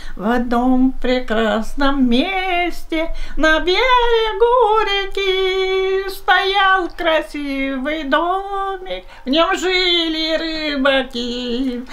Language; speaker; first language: Russian; native; Russian